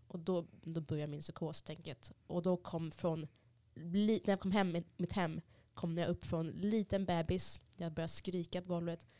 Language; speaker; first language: Swedish; early bilingual, other home language; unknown